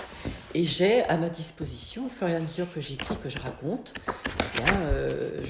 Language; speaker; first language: French; native; French